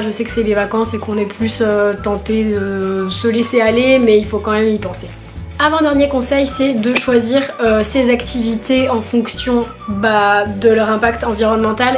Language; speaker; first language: French; native; French